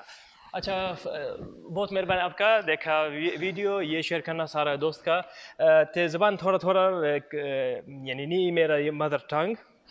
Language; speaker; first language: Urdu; non-native, learner; Arabic